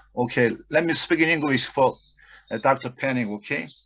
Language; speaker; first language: English; non-native, fluent; Korean